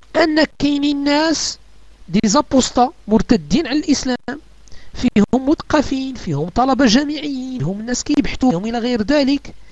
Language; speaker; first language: Arabic; native; Arabic